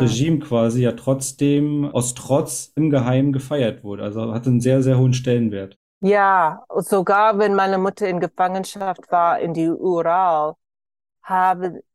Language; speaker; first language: German; early bilingual, heritage; German